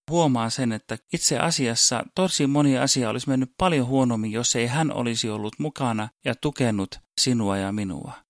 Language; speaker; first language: Finnish; early bilingual, heritage; Finnish